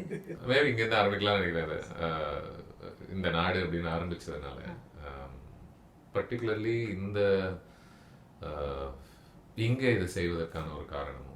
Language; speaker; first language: Tamil; native; Tamil